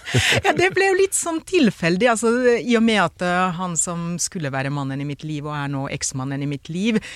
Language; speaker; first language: Norwegian; non-native, fluent; Finnish